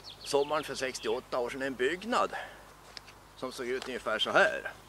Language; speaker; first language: Swedish; native; Swedish